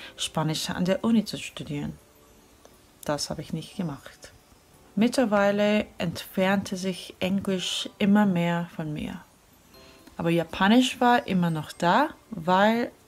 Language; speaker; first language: German; non-native, fluent; Korean